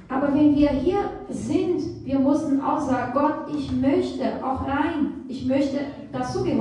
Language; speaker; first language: German; non-native, fluent; Portuguese